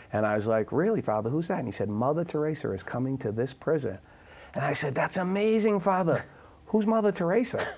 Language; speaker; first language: English; native; English